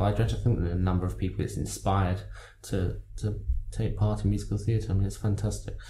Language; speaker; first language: English; native; English